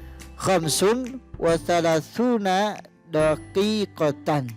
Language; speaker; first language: Arabic; non-native, fluent; Indonesian